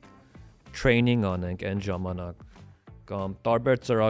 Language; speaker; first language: Armenian; early bilingual, heritage; Armenian